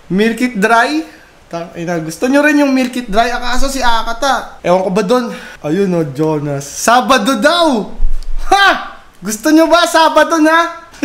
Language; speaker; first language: Filipino; native; Filipino